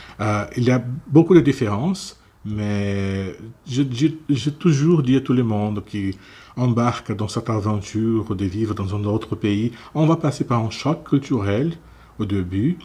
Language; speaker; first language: French; non-native, fluent; Portuguese